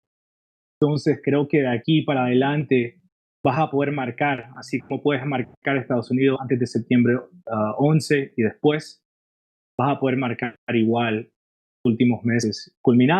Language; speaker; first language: Spanish; early bilingual, heritage; Spanish